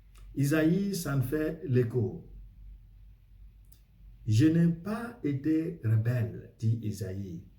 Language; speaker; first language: French; non-native, fluent; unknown